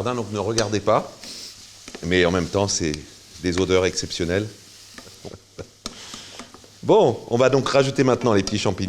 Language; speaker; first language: French; native; French